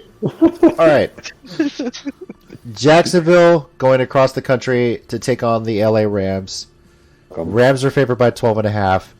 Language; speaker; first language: English; native; English